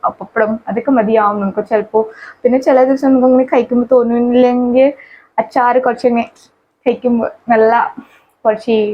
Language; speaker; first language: Malayalam; non-native, learner; Hindi